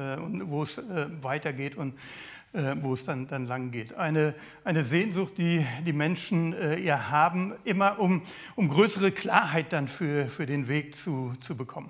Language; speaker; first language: German; native; German